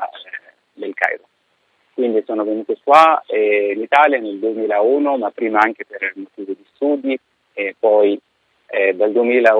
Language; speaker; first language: Italian; non-native, fluent; Arabic